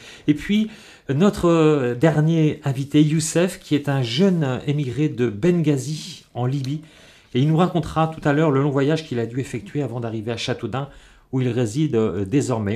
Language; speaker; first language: French; native; French